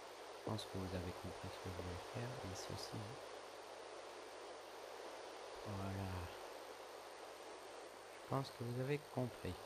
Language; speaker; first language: French; native; French